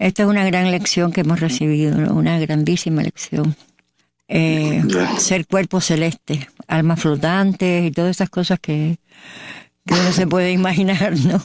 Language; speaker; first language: Spanish; native; Spanish